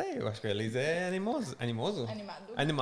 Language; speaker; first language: Portuguese; non-native, learner; English